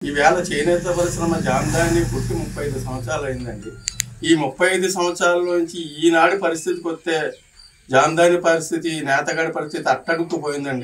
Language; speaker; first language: Telugu; native; Telugu